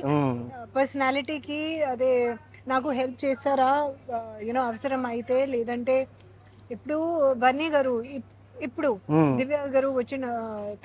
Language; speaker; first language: Telugu; non-native, learner; Hindi